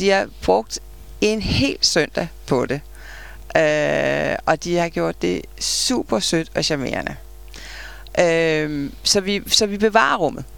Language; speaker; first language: Danish; native; Danish